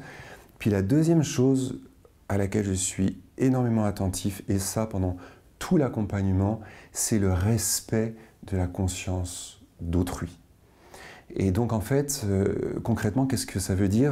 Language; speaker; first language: French; native; French